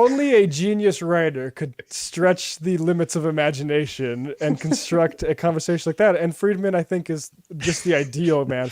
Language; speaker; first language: English; native; English